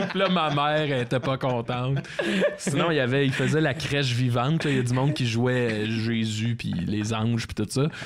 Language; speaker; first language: French; native; French